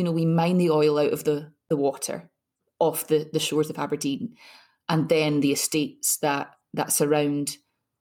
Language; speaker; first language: English; native; English